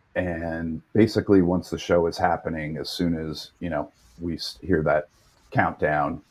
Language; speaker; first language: English; native; English